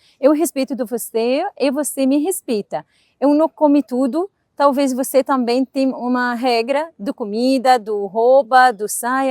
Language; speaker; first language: Portuguese; non-native, learner; Arabic